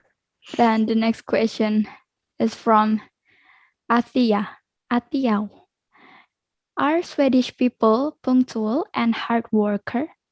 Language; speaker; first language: English; non-native, learner; Indonesian